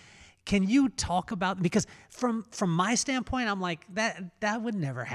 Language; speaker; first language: English; native; English